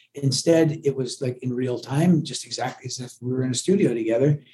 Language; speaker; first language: English; native; English